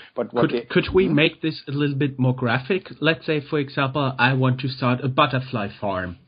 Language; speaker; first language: English; non-native, fluent; German